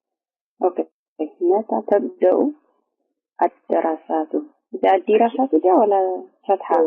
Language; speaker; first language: Arabic; non-native, learner; Tigrinya